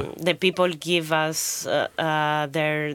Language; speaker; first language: English; non-native, fluent; Italian